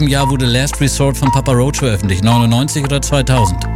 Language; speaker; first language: German; native; German